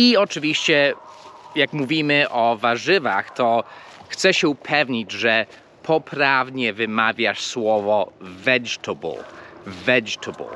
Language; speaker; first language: Polish; non-native, fluent; English